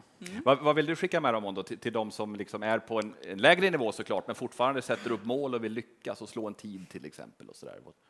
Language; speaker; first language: Swedish; native; Swedish